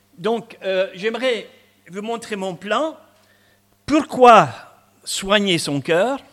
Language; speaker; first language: French; non-native, fluent; English